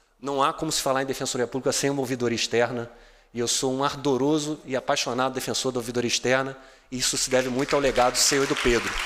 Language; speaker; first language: Portuguese; native; Portuguese